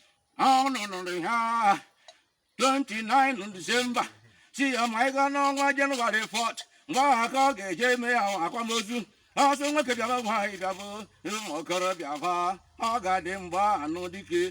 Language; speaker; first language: Igbo; native; Igbo